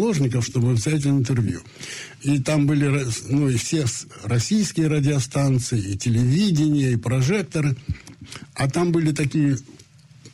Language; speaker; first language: Russian; native; Russian